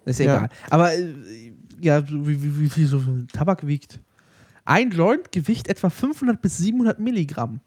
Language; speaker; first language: German; native; German